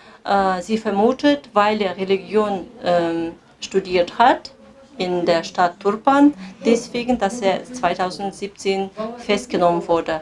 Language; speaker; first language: German; non-native, fluent; Kazakh